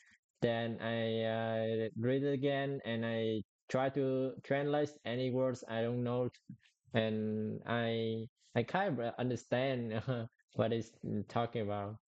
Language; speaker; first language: English; non-native, learner; Vietnamese